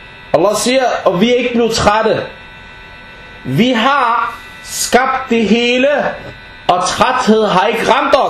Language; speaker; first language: Danish; non-native, fluent; Arabic